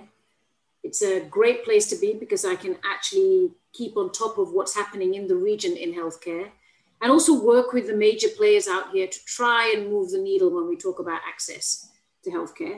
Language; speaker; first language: English; native; English